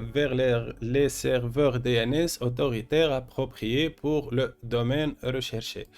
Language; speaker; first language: French; non-native, local second language; Arabic